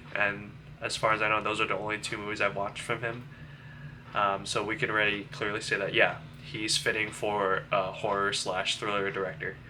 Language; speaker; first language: English; native; English